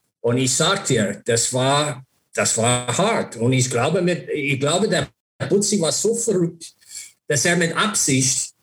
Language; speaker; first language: German; non-native, fluent; English